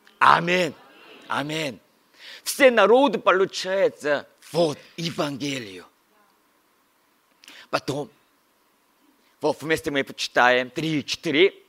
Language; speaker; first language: Russian; non-native, learner; Korean